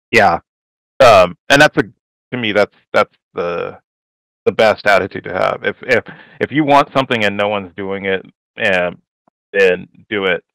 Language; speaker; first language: English; native; English